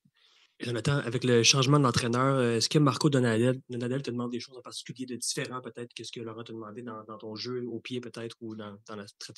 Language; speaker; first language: French; native; French